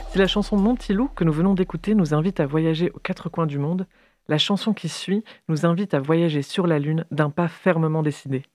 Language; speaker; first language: French; native; French